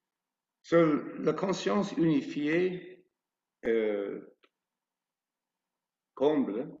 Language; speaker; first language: French; non-native, fluent; English